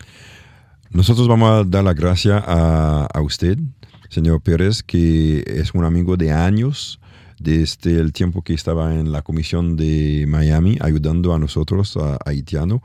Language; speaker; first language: Spanish; non-native, learner; French